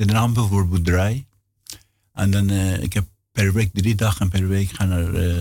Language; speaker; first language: Dutch; non-native, learner; Persian